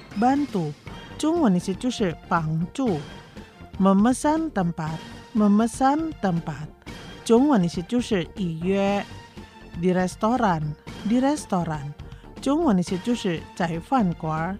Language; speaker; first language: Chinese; non-native, learner; Indonesian